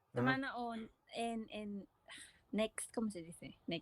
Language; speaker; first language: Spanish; non-native, learner; Filipino